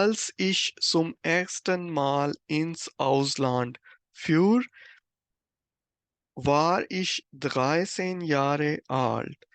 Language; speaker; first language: German; non-native, fluent; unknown